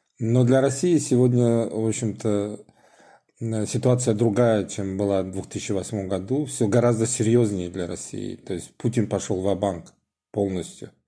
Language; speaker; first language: Russian; non-native, local second language; Tajik